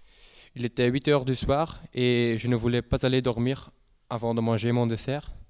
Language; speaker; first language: French; non-native, local second language; Dutch